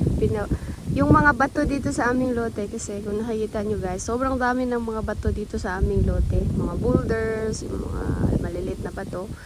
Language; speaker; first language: Filipino; native; Filipino